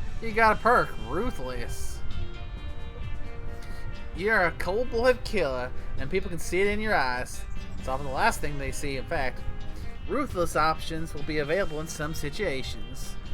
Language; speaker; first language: English; native; English